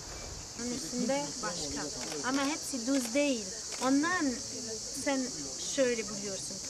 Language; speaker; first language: Turkish; non-native, fluent; Italian